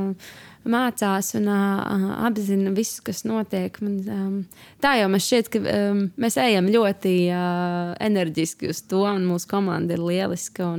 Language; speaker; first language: Latvian; native; Latvian